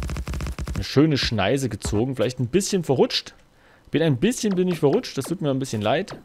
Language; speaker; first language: German; native; German